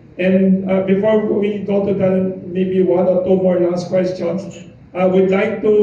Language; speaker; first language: English; non-native, local second language; Filipino